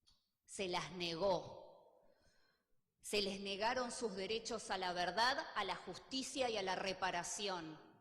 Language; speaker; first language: Spanish; native; Spanish